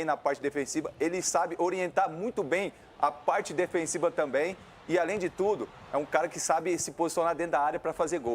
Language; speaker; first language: Portuguese; native; Portuguese